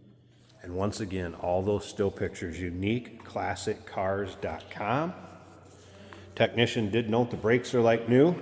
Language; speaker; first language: English; native; English